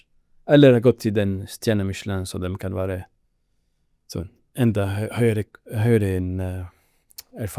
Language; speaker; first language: Norwegian; non-native, learner; Arabic